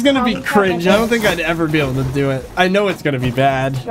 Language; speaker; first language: English; native; English